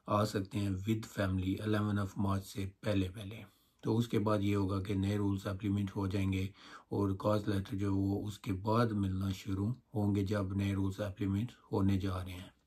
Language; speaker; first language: Urdu; non-native, local second language; Punjabi